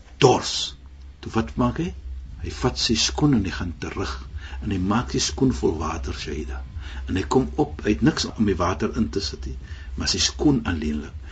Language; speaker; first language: Afrikaans; non-native, fluent; Arabic